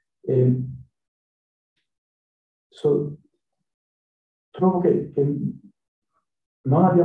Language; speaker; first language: Italian; non-native, learner; French